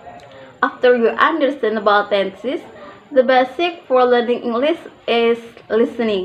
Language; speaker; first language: English; non-native, learner; Indonesian